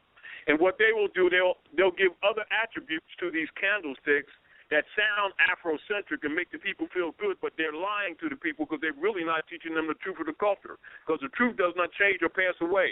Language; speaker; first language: English; native; English